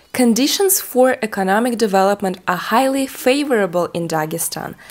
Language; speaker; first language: English; non-native, fluent; Russian